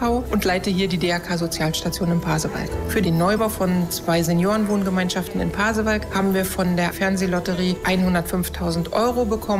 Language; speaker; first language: German; native; German